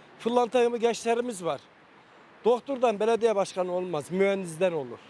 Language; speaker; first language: Turkish; native; Turkish